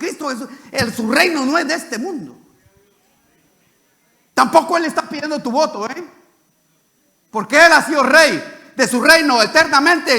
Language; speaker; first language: Spanish; native; Spanish